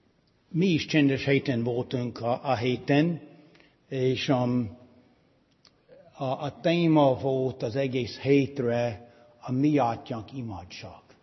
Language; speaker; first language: Hungarian; non-native, fluent; English